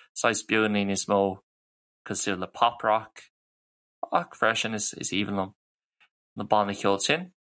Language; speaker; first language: Irish; non-native, local second language; English